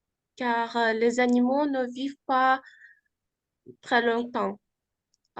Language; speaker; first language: French; non-native, fluent; Uzbek